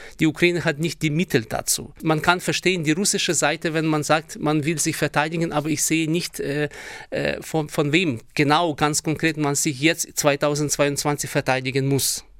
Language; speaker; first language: German; non-native, fluent; Ukrainian